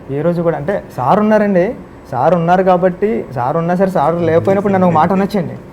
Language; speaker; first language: Telugu; native; Telugu